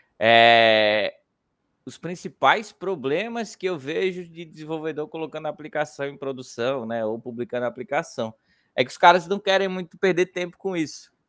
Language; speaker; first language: Portuguese; native; Portuguese